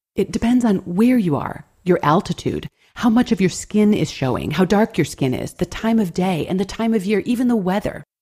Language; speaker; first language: English; native; English